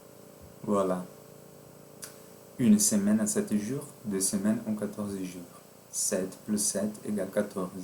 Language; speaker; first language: French; non-native, fluent; Portuguese